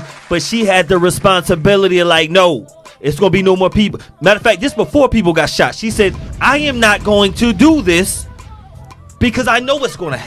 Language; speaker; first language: English; native; English